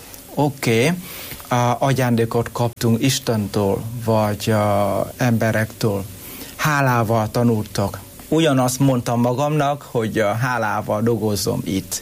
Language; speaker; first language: Hungarian; non-native, learner; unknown